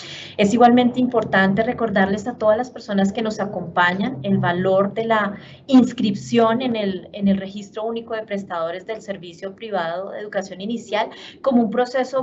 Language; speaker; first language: Spanish; native; Spanish